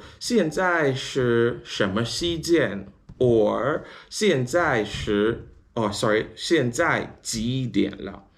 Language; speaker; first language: Chinese; non-native, learner; English